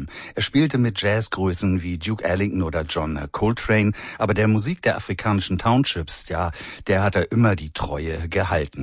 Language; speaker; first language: German; native; German